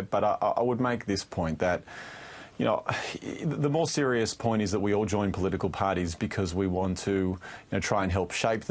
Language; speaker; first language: English; native; English